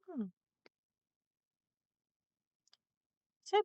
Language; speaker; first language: French; non-native, learner; Chinese